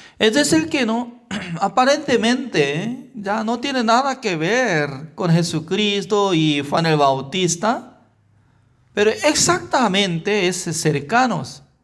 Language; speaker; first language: Spanish; non-native, fluent; Korean